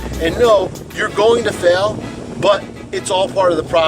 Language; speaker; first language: English; native; English